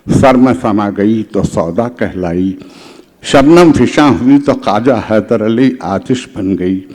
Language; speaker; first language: Urdu; native; Urdu